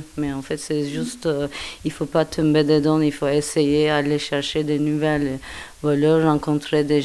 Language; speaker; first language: French; non-native, learner; Turkish